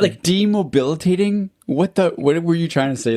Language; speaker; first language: English; native; English